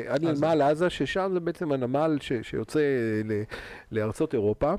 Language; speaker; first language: Hebrew; native; Hebrew